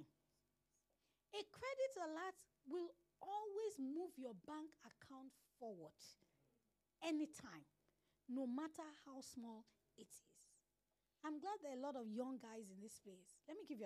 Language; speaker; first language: English; non-native, local second language; Yoruba